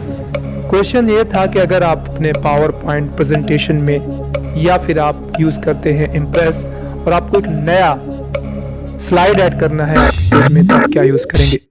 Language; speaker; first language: Hindi; native; Hindi